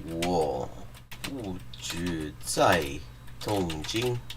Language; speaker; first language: Chinese; non-native, learner; English